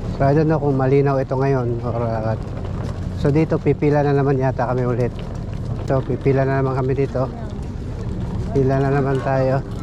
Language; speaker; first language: Filipino; native; Filipino